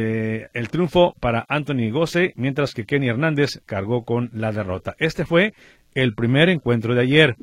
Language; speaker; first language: Spanish; native; Spanish